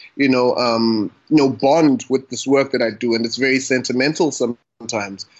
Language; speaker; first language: English; non-native, local second language; Xhosa